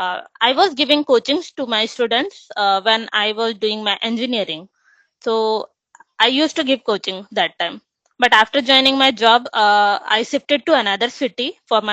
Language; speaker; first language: English; non-native, local second language; Hindi